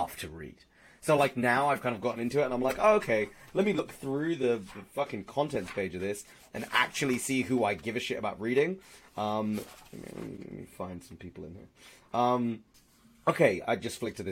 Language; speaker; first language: English; native; English